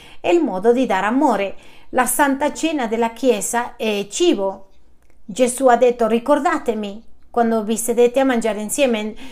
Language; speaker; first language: Italian; non-native, fluent; Spanish